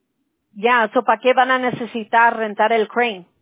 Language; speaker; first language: Spanish; early bilingual, heritage; Spanish